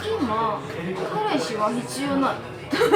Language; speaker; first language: Japanese; non-native, learner; Korean